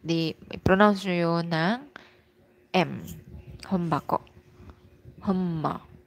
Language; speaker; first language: Filipino; native; Filipino